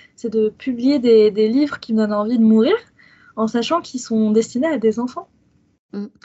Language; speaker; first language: French; native; French